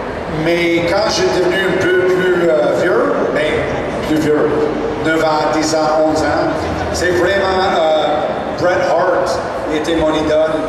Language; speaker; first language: French; non-native, local second language; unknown